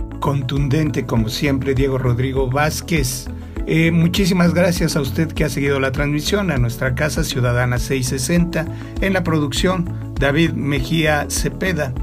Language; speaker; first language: Spanish; native; Spanish